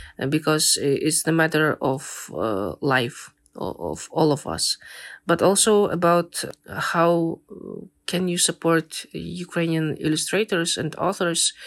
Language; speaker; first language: English; non-native, fluent; Ukrainian